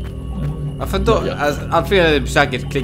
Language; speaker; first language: Swedish; native; Swedish